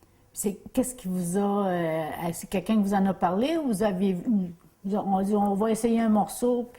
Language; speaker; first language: French; native; French